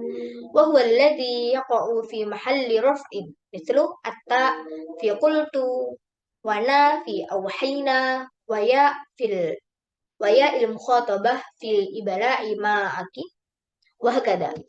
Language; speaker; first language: Arabic; non-native, learner; Indonesian